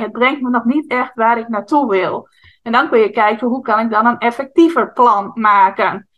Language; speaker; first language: Dutch; native; Dutch